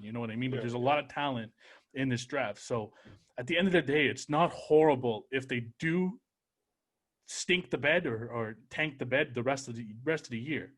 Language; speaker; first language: English; native; English